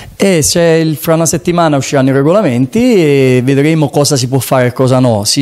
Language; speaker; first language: Italian; native; Italian